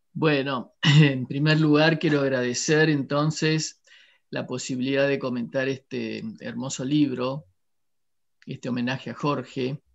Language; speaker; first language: Spanish; native; Spanish